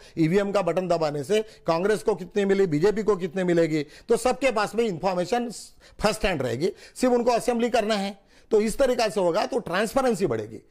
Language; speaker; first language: Hindi; non-native, local second language; Marathi